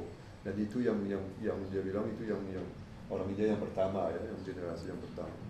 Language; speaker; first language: Indonesian; non-native, fluent; French